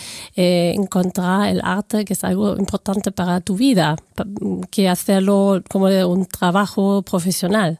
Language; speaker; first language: Spanish; non-native, fluent; German